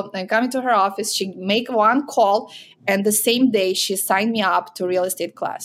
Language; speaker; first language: English; non-native, fluent; Ukrainian